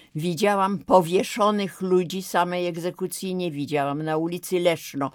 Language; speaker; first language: Polish; native; Polish